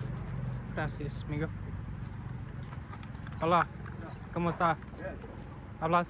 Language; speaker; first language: Spanish; non-native, learner; English